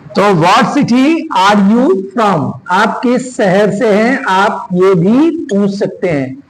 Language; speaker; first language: Hindi; native; Hindi